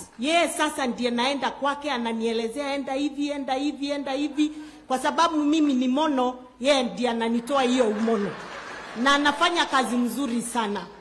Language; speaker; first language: Swahili; non-native, local second language; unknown